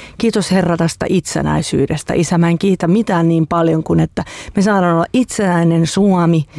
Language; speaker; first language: Finnish; native; Finnish